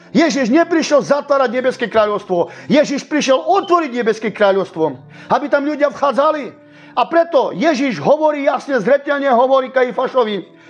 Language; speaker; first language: Slovak; non-native, local second language; Romany